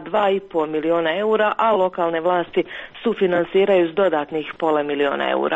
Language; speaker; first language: Croatian; native; Croatian